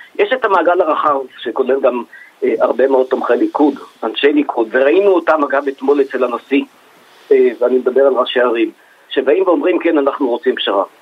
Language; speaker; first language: Hebrew; native; Hebrew